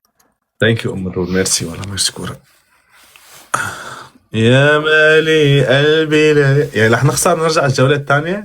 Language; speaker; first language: Arabic; native; Arabic